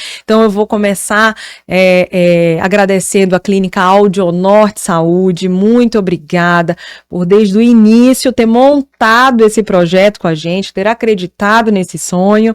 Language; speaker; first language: Portuguese; native; Portuguese